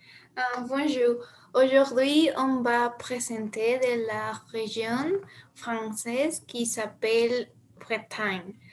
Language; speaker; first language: French; non-native, learner; Spanish